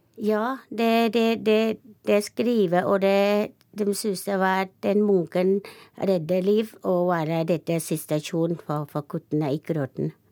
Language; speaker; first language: Norwegian; non-native, learner; Thai